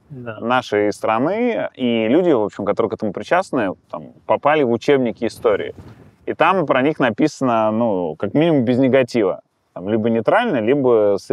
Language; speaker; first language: Russian; native; Russian